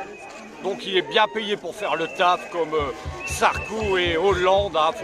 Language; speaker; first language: French; native; French